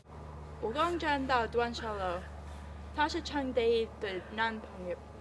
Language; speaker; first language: Chinese; non-native, learner; English